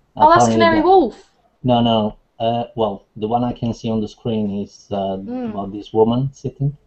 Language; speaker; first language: English; non-native, fluent; Italian